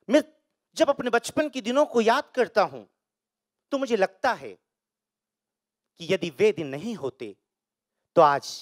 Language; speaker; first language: Hindi; native; Hindi